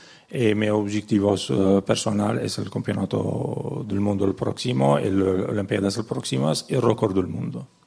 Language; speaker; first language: Spanish; non-native, learner; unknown